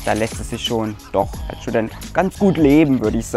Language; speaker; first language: German; native; German